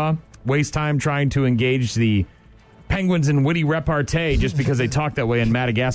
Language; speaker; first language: English; native; English